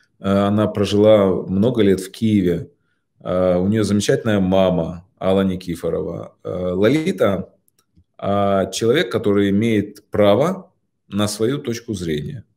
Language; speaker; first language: Russian; native; Russian